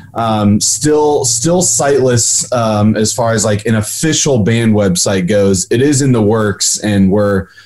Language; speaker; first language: English; native; English